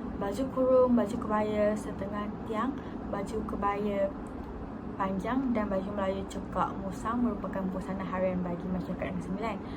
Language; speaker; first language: Malay; native; Malay